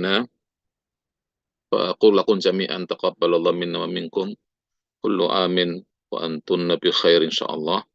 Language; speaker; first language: Arabic; non-native, fluent; Indonesian